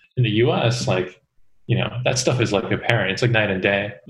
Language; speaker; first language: English; early bilingual, other home language; Korean